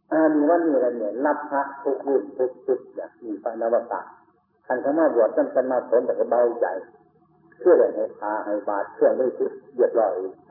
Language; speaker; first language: Thai; native; Thai